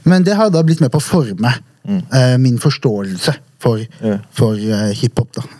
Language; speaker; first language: Norwegian; early bilingual, other home language; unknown